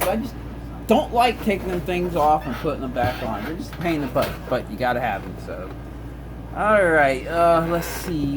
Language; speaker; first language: English; native; English